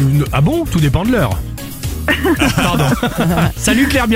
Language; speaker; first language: French; native; French